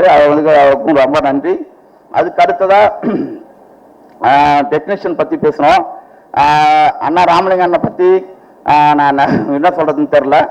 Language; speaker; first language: Tamil; native; Tamil